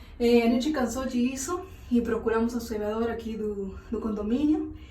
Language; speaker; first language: Portuguese; non-native, learner; Spanish